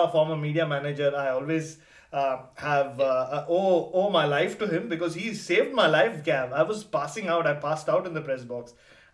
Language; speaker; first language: English; non-native, local second language; Tamil